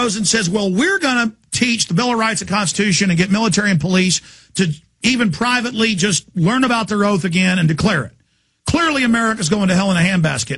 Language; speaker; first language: English; native; English